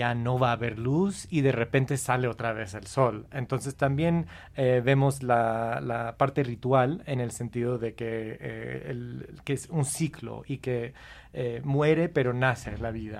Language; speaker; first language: Spanish; non-native, fluent; English